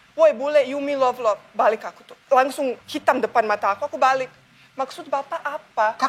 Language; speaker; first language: Indonesian; non-native, fluent; Bosnian